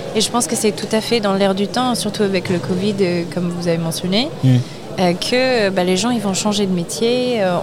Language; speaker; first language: French; non-native, fluent; English